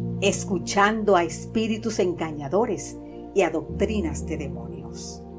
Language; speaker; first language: Spanish; native; Spanish